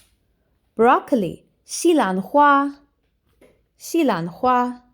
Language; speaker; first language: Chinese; non-native, fluent; English